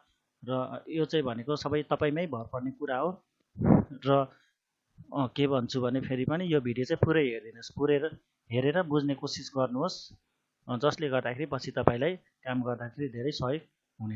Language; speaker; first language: Nepali; native; Nepali